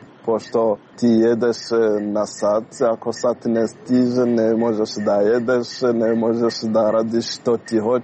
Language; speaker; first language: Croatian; non-native, learner; Rundi